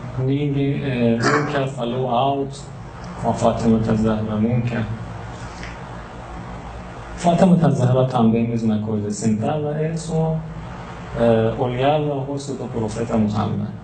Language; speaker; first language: Portuguese; non-native, learner; Persian